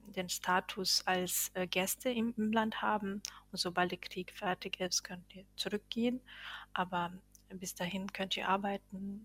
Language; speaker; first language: German; non-native, fluent; Bosnian